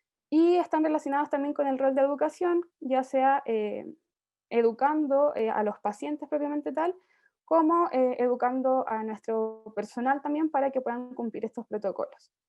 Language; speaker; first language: Spanish; native; Spanish